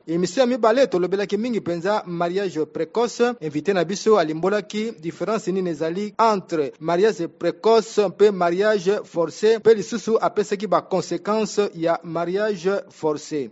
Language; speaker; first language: Lingala; non-native, local second language; Kituba (Democratic Republic of Congo)